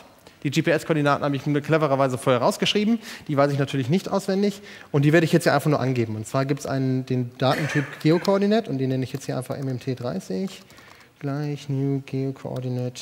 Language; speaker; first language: German; native; German